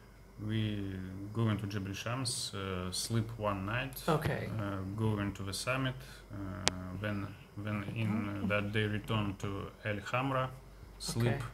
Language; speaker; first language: English; non-native, learner; Russian